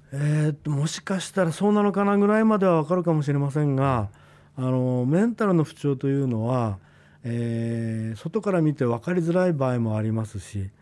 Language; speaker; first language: Japanese; native; Japanese